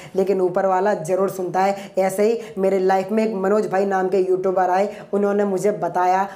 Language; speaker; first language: Hindi; non-native, local second language; Gujarati